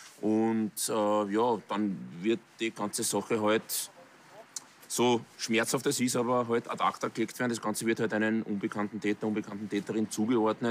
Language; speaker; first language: German; native; German